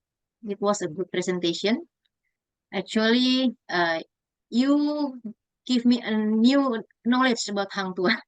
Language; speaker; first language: English; non-native, fluent; Indonesian